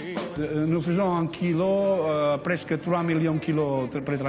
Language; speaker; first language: French; non-native, fluent; Spanish